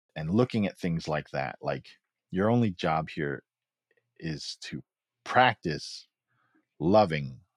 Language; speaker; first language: English; early bilingual, other home language; Filipino